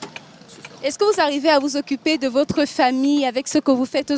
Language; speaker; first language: French; non-native, local second language; Bambara